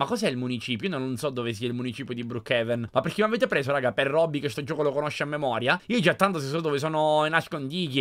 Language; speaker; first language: Italian; native; Italian